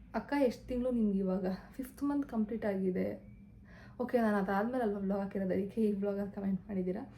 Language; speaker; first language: Kannada; native; Kannada